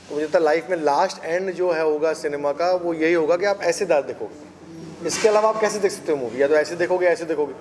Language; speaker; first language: Hindi; native; Hindi